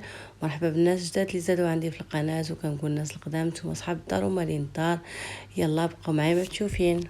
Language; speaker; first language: Arabic; native; Arabic